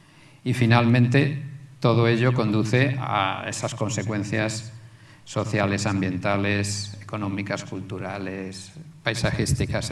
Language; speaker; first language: Spanish; native; Spanish